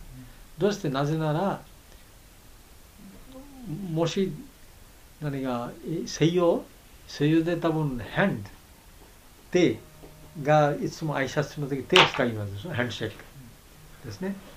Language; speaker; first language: Japanese; non-native, learner; Bangla